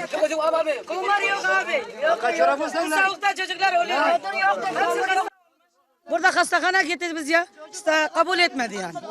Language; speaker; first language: Turkish; non-native, learner; Arabic